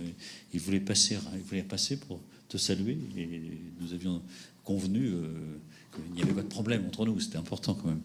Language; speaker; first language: French; native; French